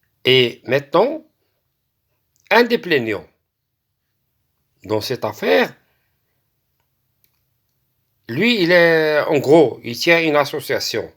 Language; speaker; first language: French; non-native, local second language; Arabic